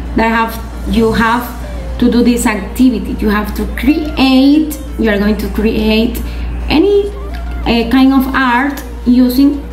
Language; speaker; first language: English; non-native, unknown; Spanish